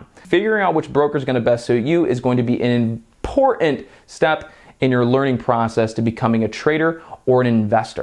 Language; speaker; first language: English; native; English